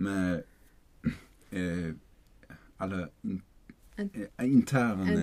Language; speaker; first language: French; non-native, learner; Swedish